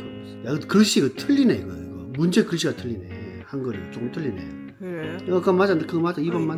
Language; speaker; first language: Korean; native; Korean